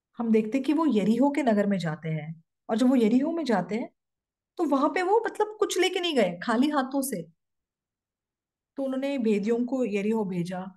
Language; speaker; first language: Hindi; non-native, fluent; Korean